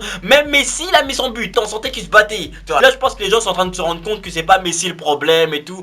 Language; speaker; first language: French; native; French